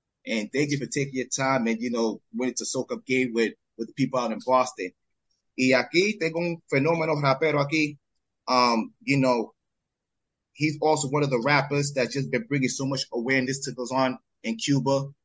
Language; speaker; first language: English; early bilingual, other home language; Spanish